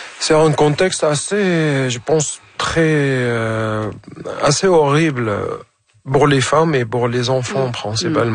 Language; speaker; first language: French; non-native, fluent; Arabic